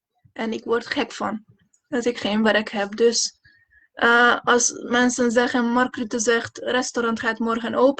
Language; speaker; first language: Dutch; non-native, fluent; Hungarian